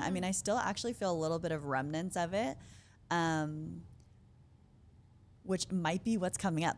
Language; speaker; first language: English; native; English